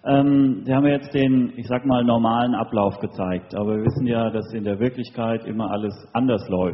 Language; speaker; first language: German; native; German